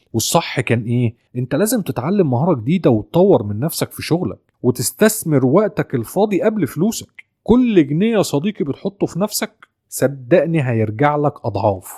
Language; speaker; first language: Arabic; native; Arabic